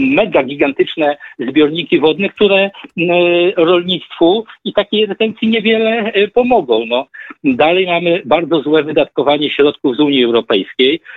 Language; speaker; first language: Polish; native; Polish